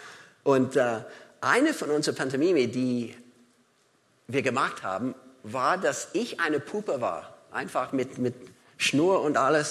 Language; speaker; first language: German; non-native, fluent; English